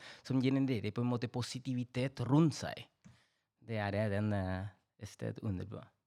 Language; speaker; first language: Norwegian; non-native, fluent; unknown